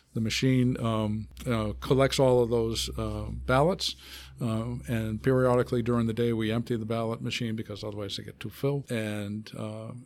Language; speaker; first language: English; native; English